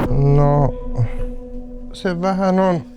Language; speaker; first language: Finnish; non-native, learner; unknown